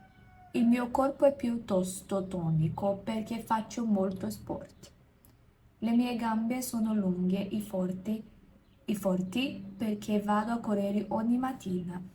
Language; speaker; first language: Italian; non-native, learner; Portuguese